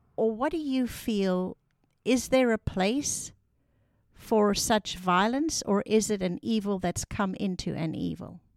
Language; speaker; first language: English; non-native, local second language; Afrikaans